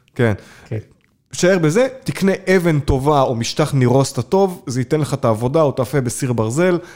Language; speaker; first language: Hebrew; native; Hebrew